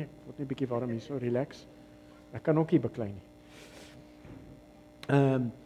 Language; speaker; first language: Afrikaans; early bilingual, heritage; Afrikaans